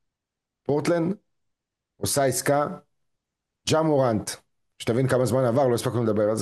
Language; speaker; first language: Hebrew; native; Hebrew